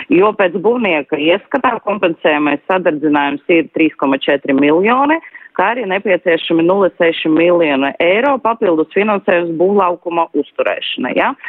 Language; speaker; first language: Latvian; non-native, local second language; Russian